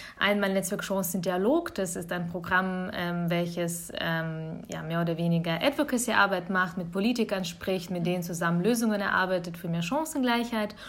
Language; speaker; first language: German; early bilingual, other home language; Russian